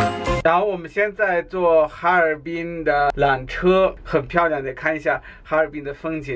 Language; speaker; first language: Chinese; non-native, fluent; German